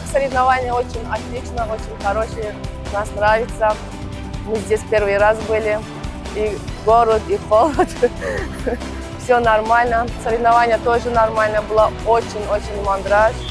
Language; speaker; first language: Russian; non-native, learner; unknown